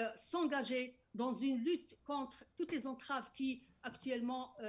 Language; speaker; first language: French; non-native, local second language; Arabic